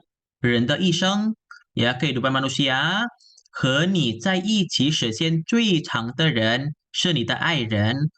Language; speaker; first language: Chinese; non-native, fluent; Indonesian